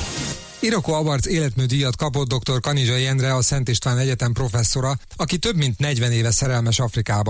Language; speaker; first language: Hungarian; native; Hungarian